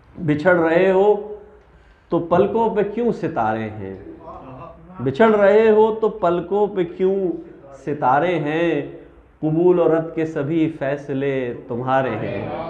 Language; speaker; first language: Urdu; native; Urdu